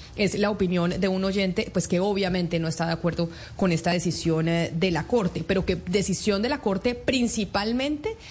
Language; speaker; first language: Spanish; native; Spanish